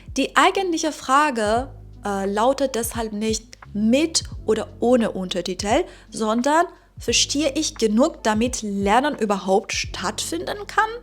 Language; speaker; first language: German; non-native, fluent; Persian